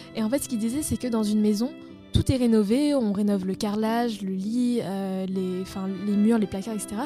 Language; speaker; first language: French; native; French